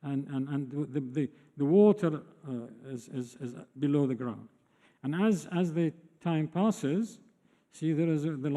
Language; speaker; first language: English; non-native, fluent; Arabic